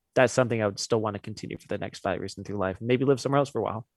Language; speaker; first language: English; early bilingual, other home language; Hindi